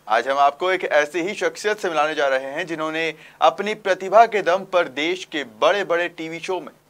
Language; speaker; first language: Hindi; native; Hindi